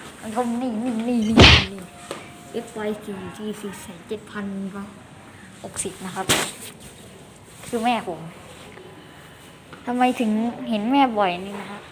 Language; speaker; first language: Thai; native; Thai